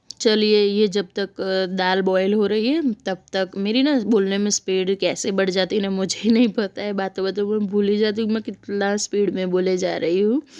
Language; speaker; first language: Hindi; non-native, local second language; Gujarati